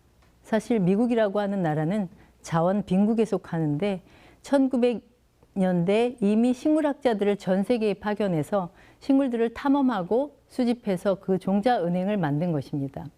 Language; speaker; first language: Korean; native; Korean